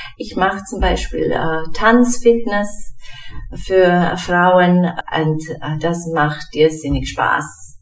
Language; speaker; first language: German; non-native, fluent; English